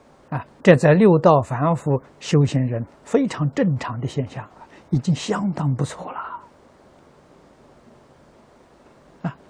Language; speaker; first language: Chinese; native; Chinese